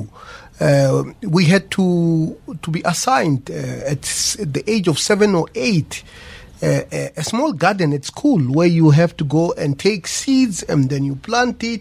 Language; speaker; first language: English; non-native, local second language; Venda